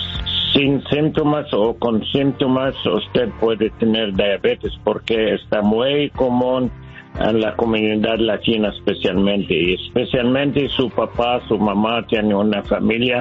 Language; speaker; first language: Spanish; non-native, learner; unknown